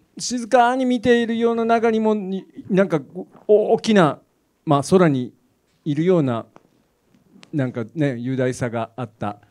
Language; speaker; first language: Japanese; native; Japanese